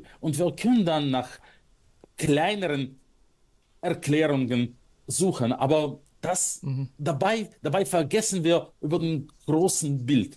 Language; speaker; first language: German; non-native, fluent; Russian